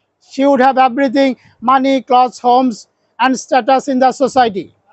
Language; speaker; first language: English; non-native, local second language; Bangla